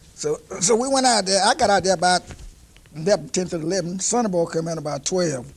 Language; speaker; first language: English; native; English